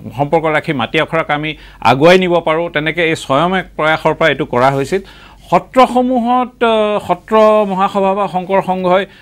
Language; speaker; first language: Assamese; native; Assamese